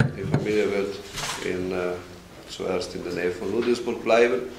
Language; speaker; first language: German; non-native, fluent; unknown